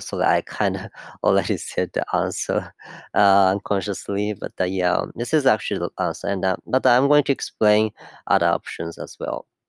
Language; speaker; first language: English; non-native, fluent; Japanese